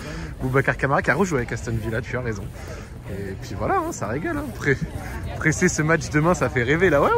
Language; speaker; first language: French; native; French